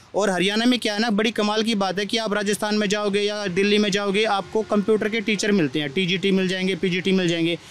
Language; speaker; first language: Hindi; native; Hindi